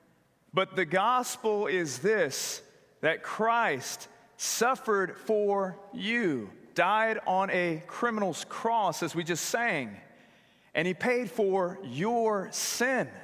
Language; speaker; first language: English; native; English